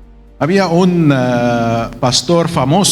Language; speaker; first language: Spanish; non-native, fluent; Arabic